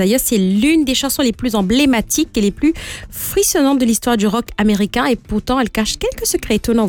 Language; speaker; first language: French; non-native, local second language; Morisyen